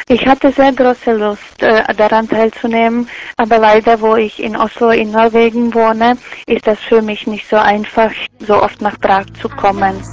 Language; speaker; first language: German; non-native, fluent; Czech